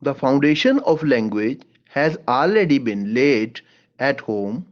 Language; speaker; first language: English; non-native, local second language; Punjabi